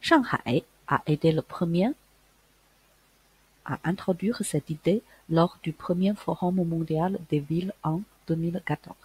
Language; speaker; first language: French; non-native, fluent; Chinese